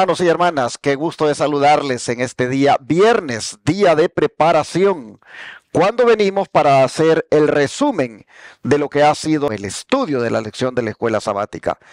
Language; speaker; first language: Spanish; native; Spanish